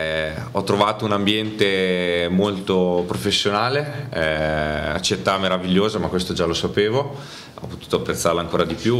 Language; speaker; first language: Italian; native; Italian